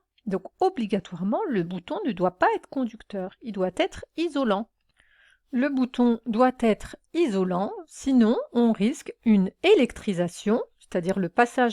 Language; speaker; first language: French; native; French